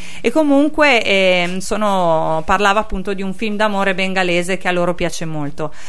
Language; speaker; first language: Italian; native; Italian